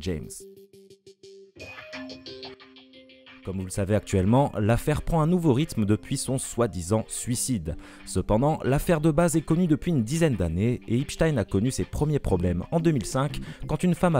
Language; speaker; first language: French; native; French